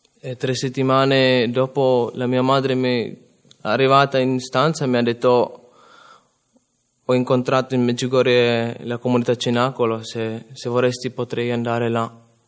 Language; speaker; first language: Italian; non-native, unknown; Czech